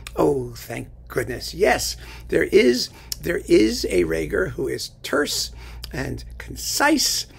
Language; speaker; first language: English; native; English